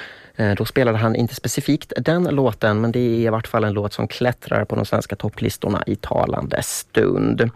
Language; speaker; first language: Swedish; native; Swedish